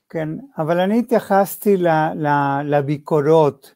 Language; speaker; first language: Hebrew; non-native, fluent; Spanish